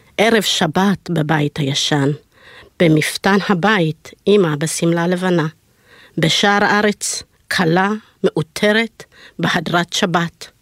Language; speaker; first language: Hebrew; early bilingual, other home language; Amharic